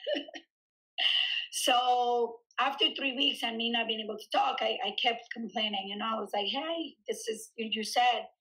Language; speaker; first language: English; early bilingual, other home language; Spanish